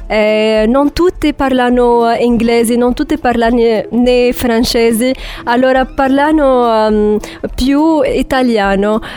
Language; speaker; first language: Italian; non-native, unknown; Arabic